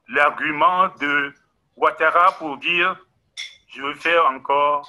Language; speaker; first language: French; non-native, local second language; Ewe